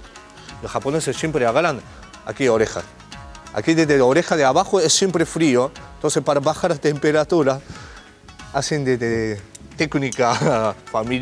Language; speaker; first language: Spanish; non-native, learner; Japanese